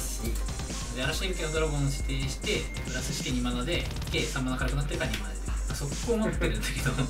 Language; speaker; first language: Japanese; native; Japanese